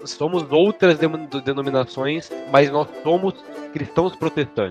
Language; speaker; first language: Portuguese; native; Portuguese